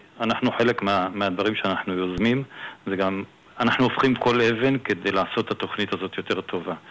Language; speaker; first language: Hebrew; native; Hebrew